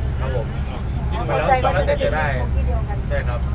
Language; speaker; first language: Thai; native; Thai